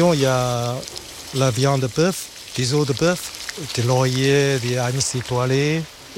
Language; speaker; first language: French; non-native, learner; Chinese